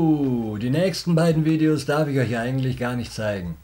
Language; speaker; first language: German; native; German